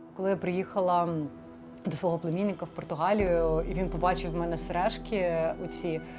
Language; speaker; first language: Ukrainian; non-native, local second language; Russian